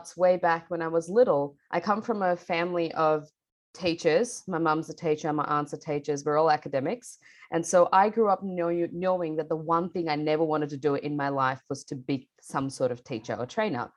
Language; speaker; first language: English; non-native, local second language; Bangla